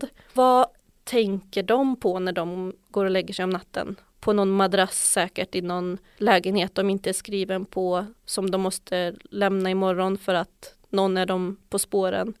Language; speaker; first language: Swedish; native; Swedish